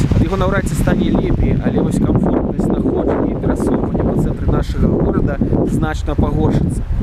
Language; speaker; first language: Belarusian; non-native, local second language; Russian